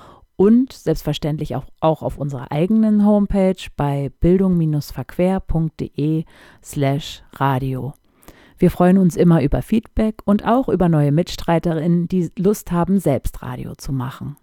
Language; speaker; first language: German; native; German